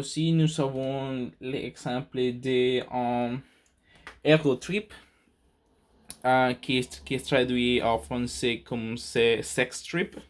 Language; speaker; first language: French; non-native, learner; Spanish